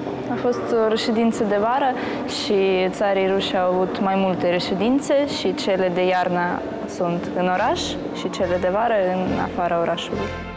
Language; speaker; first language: Romanian; non-native, fluent; Russian